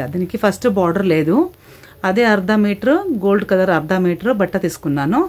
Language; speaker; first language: Telugu; non-native, local second language; Kannada